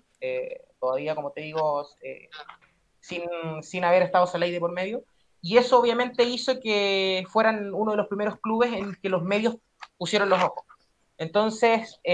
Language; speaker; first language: Spanish; native; Spanish